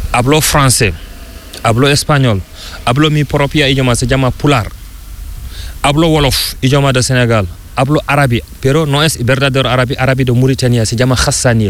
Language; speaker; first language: Spanish; non-native, learner; Fula